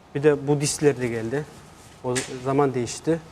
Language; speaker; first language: Turkish; non-native, fluent; Mongolian